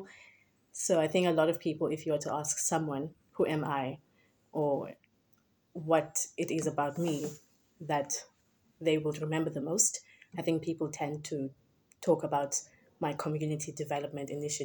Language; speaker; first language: English; non-native, local second language; Xhosa